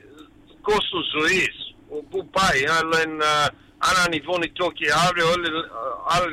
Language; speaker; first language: Greek; early bilingual, heritage; Greek